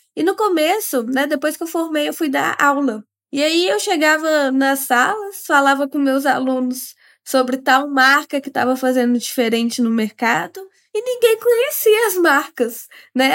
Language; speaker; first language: Portuguese; native; Portuguese